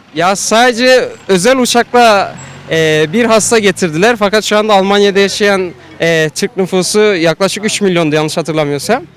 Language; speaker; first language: Turkish; native; Turkish